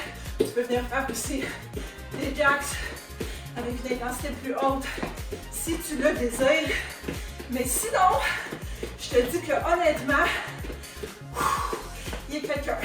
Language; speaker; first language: French; native; French